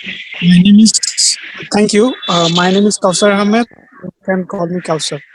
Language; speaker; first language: English; non-native, learner; Bangla